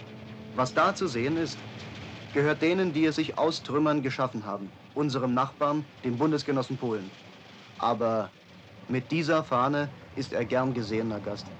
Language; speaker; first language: German; native; German